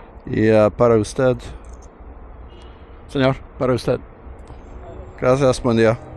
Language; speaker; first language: Spanish; non-native, learner; English